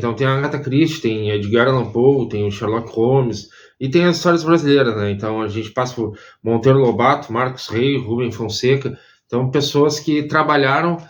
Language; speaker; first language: Portuguese; native; Portuguese